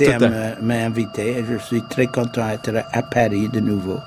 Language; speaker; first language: French; non-native, fluent; English